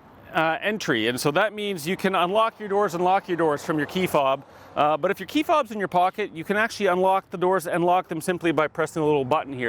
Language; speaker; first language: English; native; English